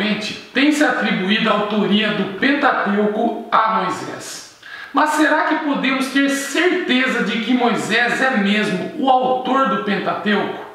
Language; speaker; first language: Portuguese; native; Portuguese